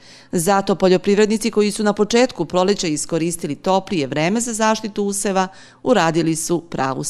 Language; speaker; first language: Serbian; native; Serbian